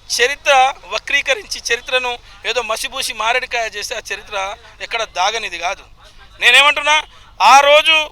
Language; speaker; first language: Telugu; non-native, local second language; Lambadi